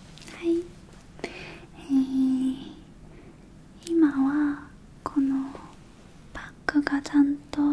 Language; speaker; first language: Japanese; non-native, learner; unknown